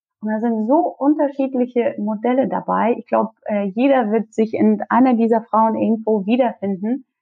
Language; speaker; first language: German; early bilingual, other home language; Russian